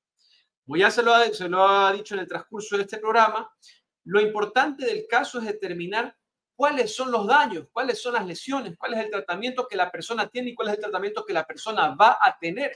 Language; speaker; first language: Spanish; native; Spanish